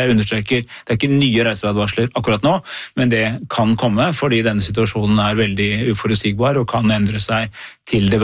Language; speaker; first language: Norwegian; native; Norwegian